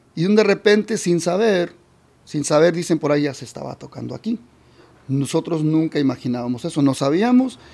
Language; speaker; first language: Spanish; early bilingual, heritage; Spanish